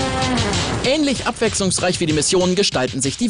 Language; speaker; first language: German; native; German